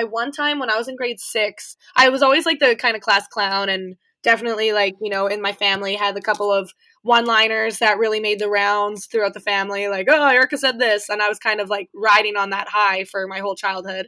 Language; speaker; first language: English; native; English